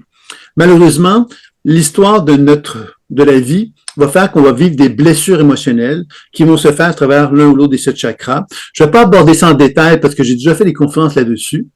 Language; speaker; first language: French; native; French